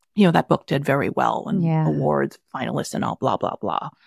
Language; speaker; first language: English; early bilingual, other home language; Vietnamese